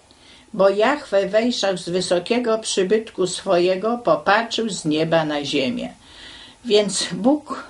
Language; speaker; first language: Polish; native; Polish